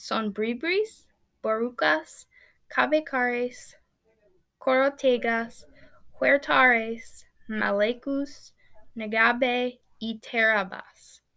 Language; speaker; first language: Spanish; non-native, learner; English